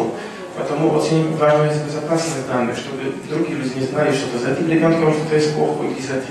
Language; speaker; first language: Russian; non-native, fluent; Polish